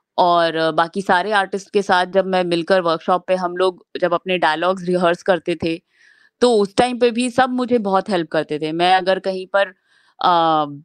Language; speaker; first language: Hindi; native; Hindi